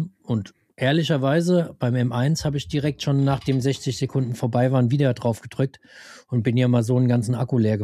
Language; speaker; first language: German; native; German